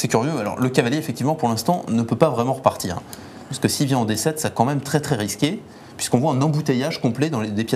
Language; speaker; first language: French; native; French